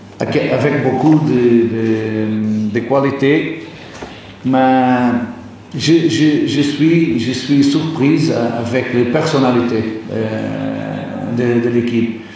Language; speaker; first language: French; non-native, learner; Portuguese